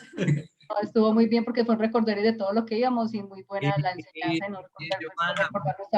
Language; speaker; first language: Spanish; native; Spanish